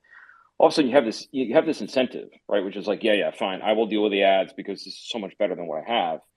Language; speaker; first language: English; native; English